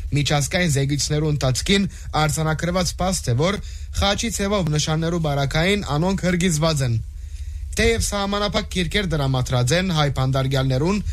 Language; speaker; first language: Armenian; early bilingual, heritage; Armenian